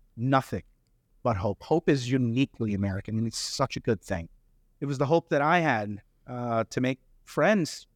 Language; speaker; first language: English; early bilingual, other home language; Hindi